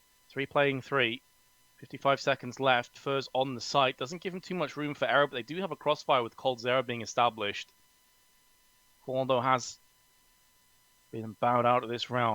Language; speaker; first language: English; native; English